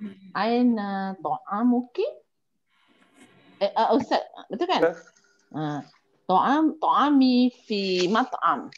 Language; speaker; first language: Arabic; non-native, learner; Malay